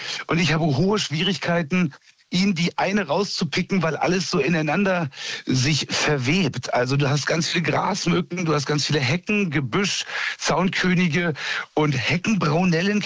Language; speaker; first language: German; native; German